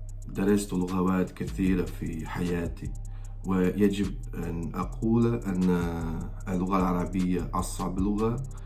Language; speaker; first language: Arabic; non-native, fluent; Croatian